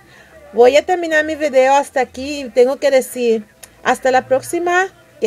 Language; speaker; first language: Spanish; early bilingual, heritage; Spanish